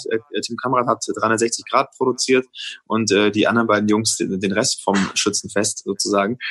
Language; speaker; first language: German; native; German